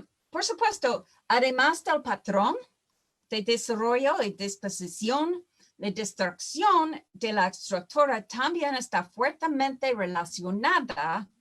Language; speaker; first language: Spanish; non-native, fluent; English